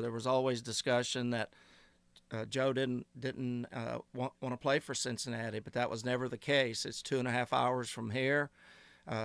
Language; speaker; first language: English; native; English